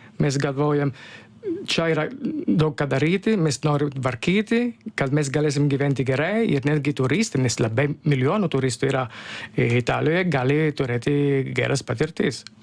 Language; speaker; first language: Lithuanian; non-native, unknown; Italian